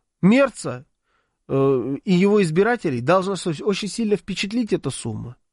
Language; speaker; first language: Russian; native; Russian